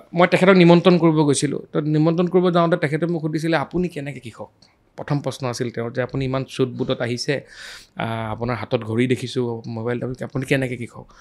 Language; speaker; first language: Assamese; native; Assamese